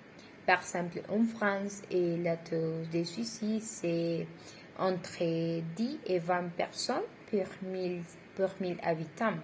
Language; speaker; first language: French; non-native, learner; Spanish